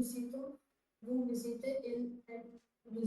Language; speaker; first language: French; non-native, learner; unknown